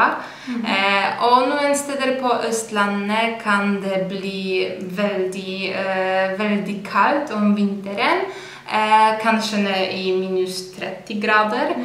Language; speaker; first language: Norwegian; non-native, fluent; Polish